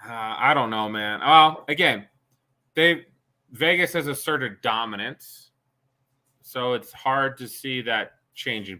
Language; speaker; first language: English; native; English